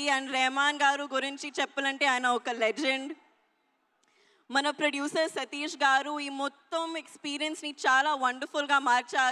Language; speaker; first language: Telugu; non-native, learner; Hindi